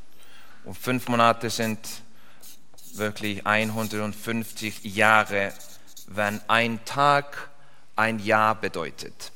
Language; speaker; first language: German; non-native, learner; Icelandic